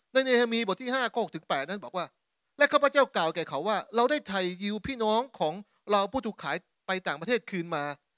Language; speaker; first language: Thai; native; Thai